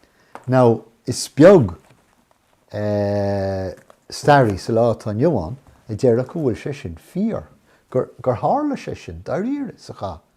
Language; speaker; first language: Irish; non-native, local second language; English